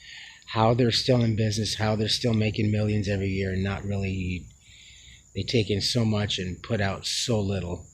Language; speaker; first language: English; native; English